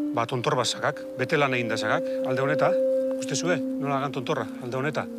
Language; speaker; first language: Basque; native; Basque